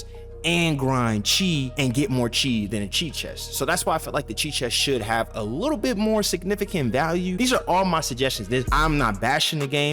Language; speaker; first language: English; native; English